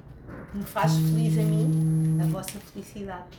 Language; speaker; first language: Portuguese; native; Portuguese